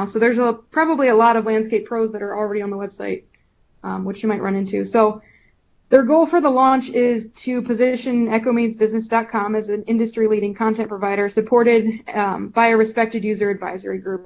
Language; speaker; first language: English; native; English